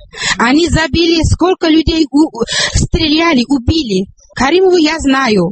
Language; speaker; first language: Russian; non-native, local second language; Uzbek